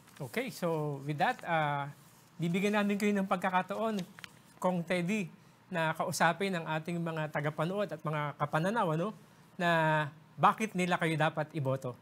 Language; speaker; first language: Filipino; native; Filipino